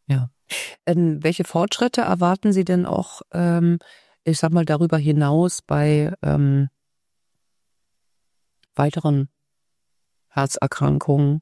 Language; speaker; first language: German; native; German